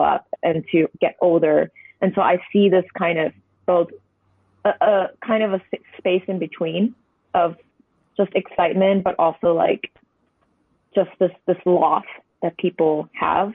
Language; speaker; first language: English; non-native, local second language; Cantonese